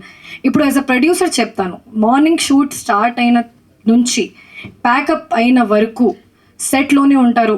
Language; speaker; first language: Telugu; non-native, fluent; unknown